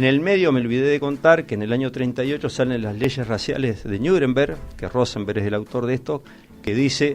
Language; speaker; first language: Spanish; native; Spanish